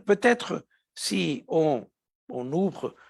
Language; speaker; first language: French; non-native, fluent; Spanish